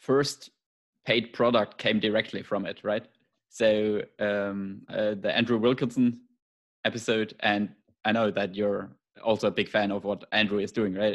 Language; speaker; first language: English; non-native, fluent; German